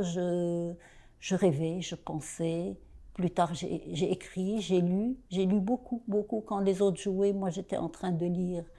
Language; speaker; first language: French; non-native, local second language; Arabic